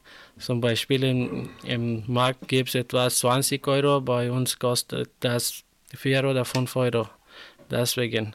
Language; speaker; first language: German; non-native, learner; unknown